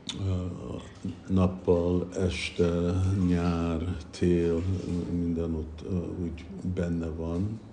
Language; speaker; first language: Hungarian; early bilingual, heritage; Hungarian